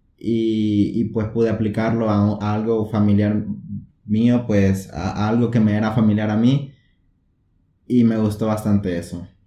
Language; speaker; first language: Spanish; native; Spanish